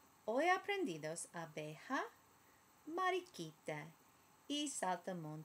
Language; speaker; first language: Spanish; non-native, learner; English